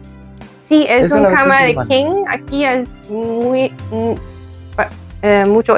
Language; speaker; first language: Spanish; non-native, learner; English